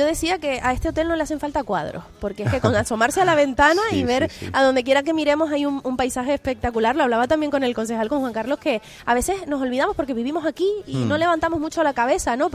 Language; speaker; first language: Spanish; native; Spanish